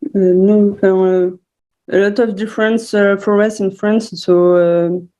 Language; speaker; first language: English; non-native, learner; French